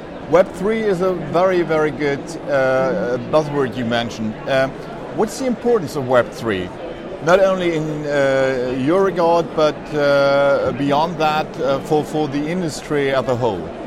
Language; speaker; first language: English; non-native, fluent; German